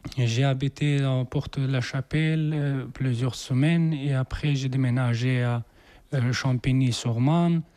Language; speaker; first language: French; non-native, learner; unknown